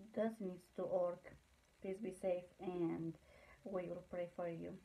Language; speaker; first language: English; non-native, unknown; Romanian